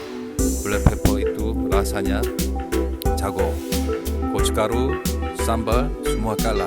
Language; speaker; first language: Indonesian; non-native, learner; Korean